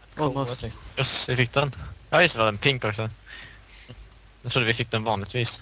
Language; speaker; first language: Swedish; native; Swedish